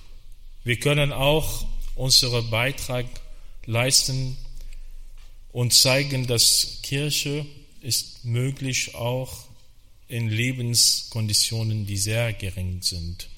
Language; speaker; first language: German; non-native, fluent; Arabic